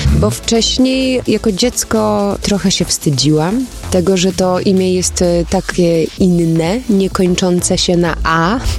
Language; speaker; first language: Polish; early bilingual, heritage; Polish